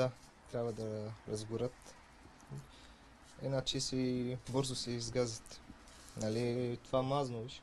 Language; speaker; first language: Bulgarian; non-native, learner; Arabic